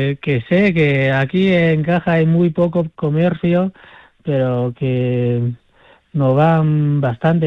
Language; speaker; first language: Spanish; non-native, fluent; Chinese